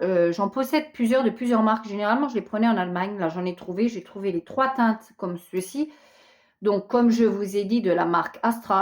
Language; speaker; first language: French; native; French